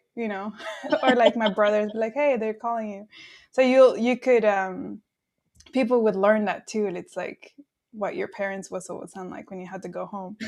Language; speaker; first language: English; early bilingual, other home language; Spanish